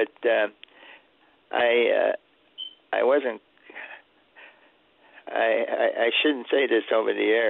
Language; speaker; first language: English; early bilingual, other home language; Swedish